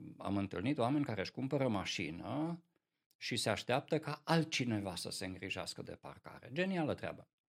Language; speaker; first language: Romanian; non-native, local second language; Hungarian